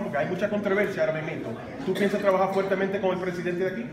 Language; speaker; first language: Spanish; early bilingual, heritage; Spanish